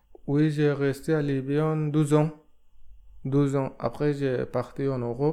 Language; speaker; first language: French; non-native, learner; Arabic